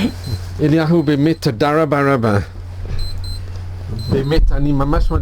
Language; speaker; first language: Hebrew; non-native, fluent; English